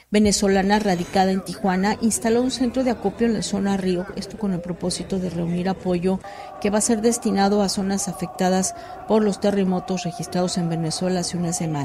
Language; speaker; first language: Spanish; native; Spanish